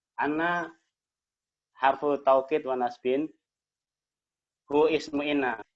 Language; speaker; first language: Arabic; non-native, learner; Indonesian